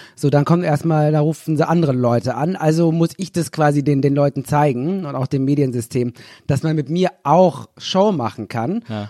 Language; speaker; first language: German; native; German